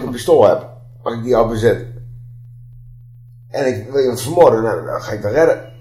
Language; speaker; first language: Dutch; native; Dutch